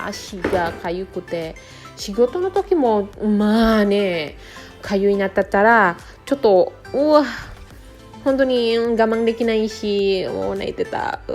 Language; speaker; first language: Japanese; non-native, fluent; Indonesian